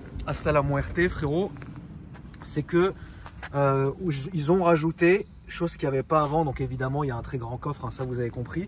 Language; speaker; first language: French; native; French